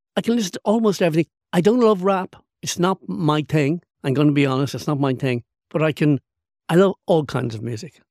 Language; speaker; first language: English; native; English